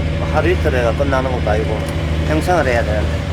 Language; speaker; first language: Korean; native; Korean